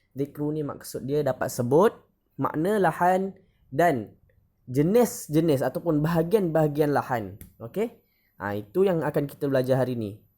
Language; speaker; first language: Malay; native; Malay